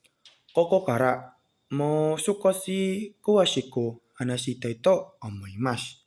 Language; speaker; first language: Japanese; non-native, learner; Indonesian